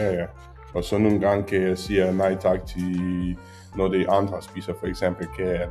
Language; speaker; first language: Danish; non-native, learner; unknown